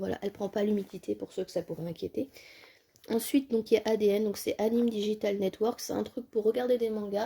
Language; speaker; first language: French; native; French